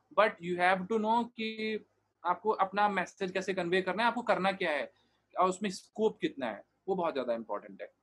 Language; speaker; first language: Hindi; native; Hindi